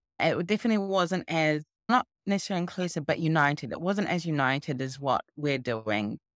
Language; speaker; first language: English; native; English